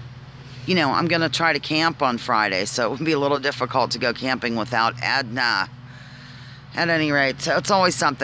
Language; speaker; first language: English; native; English